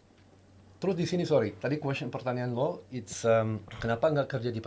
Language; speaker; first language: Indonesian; non-native, learner; French